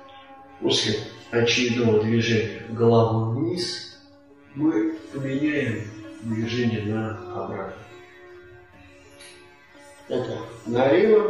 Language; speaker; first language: Russian; native; Russian